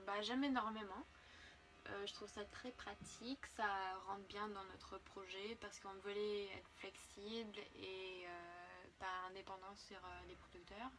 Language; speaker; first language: French; non-native, fluent; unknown